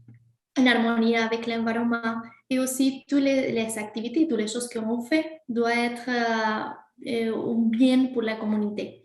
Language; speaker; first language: French; non-native, fluent; Spanish